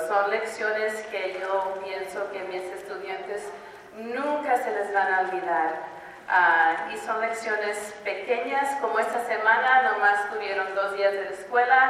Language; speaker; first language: Spanish; early bilingual, heritage; Spanish